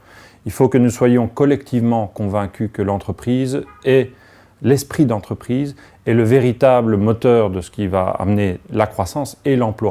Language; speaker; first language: French; native; French